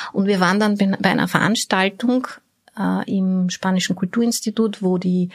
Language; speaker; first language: German; early bilingual, other home language; Bulgarian